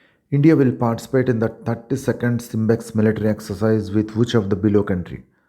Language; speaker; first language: English; non-native, local second language; Telugu